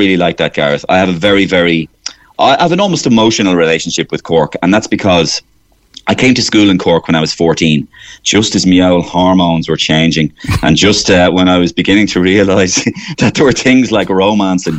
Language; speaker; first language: English; native; English